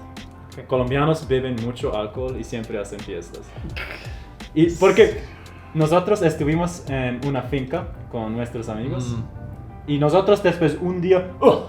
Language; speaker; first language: Spanish; non-native, fluent; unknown